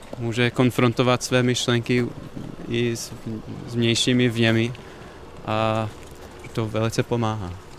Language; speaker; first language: Czech; non-native, fluent; English